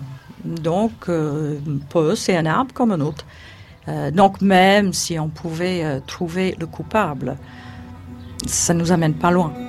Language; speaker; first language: French; non-native, fluent; English